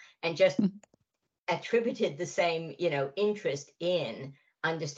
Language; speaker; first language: English; native; English